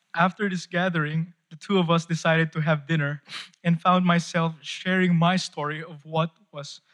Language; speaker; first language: English; non-native, local second language; Filipino